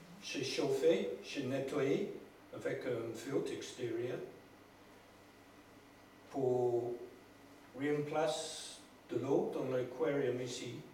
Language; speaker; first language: French; non-native, learner; English